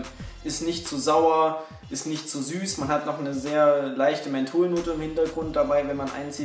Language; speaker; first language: German; native; German